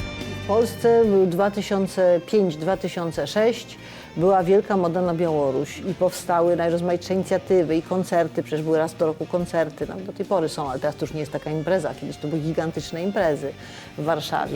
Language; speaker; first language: Polish; native; Polish